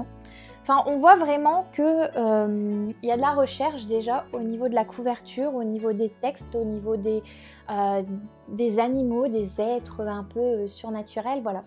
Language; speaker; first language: French; native; French